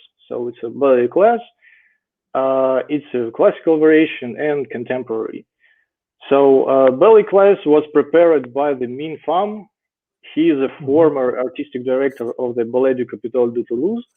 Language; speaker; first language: English; non-native, fluent; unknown